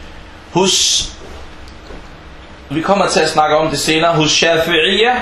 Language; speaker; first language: Danish; early bilingual, other home language; Arabic